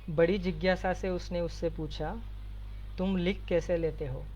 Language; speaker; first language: Hindi; non-native, local second language; Marathi